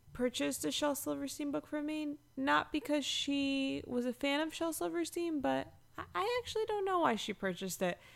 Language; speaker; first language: English; native; English